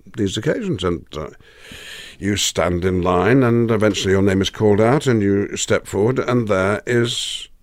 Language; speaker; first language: English; native; English